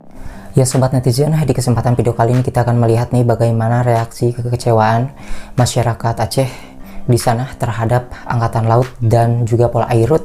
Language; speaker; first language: Indonesian; native; Indonesian